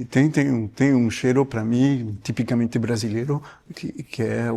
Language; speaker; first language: Portuguese; non-native, fluent; French